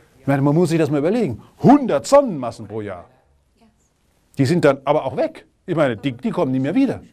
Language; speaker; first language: German; native; German